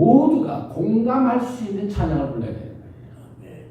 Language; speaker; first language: Korean; native; Korean